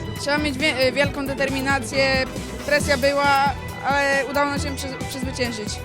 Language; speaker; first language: Polish; native; Polish